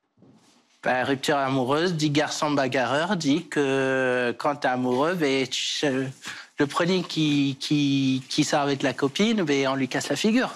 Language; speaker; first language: French; early bilingual, other home language; Portuguese